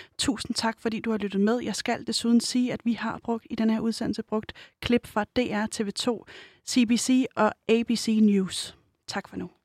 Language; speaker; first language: Danish; native; Danish